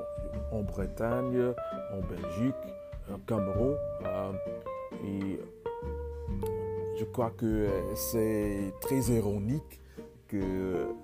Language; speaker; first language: French; non-native, learner; English